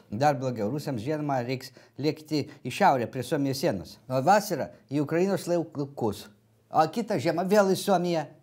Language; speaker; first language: Lithuanian; native; Lithuanian